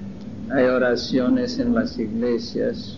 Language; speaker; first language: Spanish; non-native, fluent; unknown